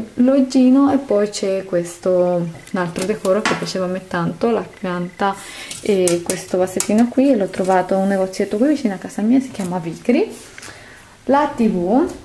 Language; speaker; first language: Italian; non-native, fluent; Spanish